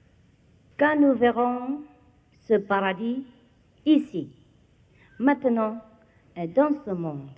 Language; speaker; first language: French; non-native, fluent; Vietnamese